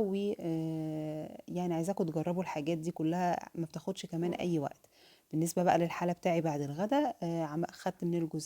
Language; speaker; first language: Arabic; native; Arabic